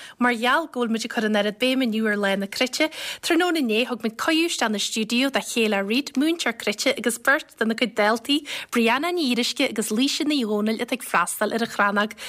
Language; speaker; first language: Irish; native; Irish